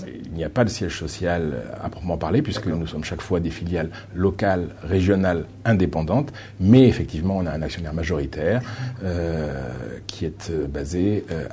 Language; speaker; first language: French; native; French